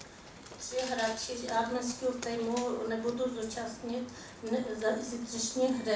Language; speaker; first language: Czech; non-native, fluent; Armenian